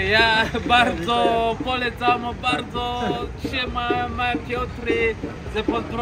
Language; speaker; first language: Polish; non-native, learner; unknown